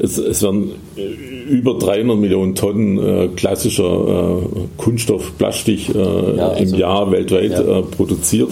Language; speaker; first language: German; native; German